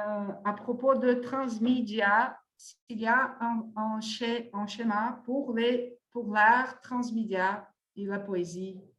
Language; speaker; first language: French; non-native, fluent; Portuguese